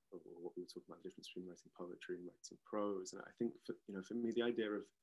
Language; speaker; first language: English; native; English